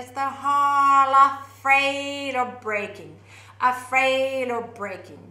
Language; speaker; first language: English; non-native, fluent; Japanese